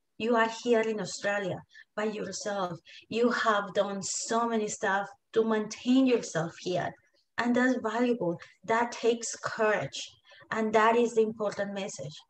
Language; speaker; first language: English; non-native, fluent; Spanish